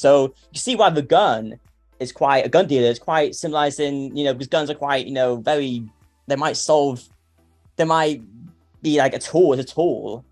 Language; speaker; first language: English; native; English